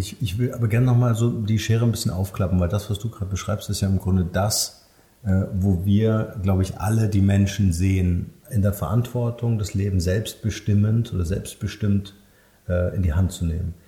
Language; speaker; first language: German; native; German